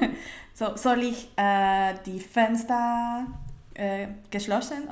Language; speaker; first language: German; non-native, learner; Spanish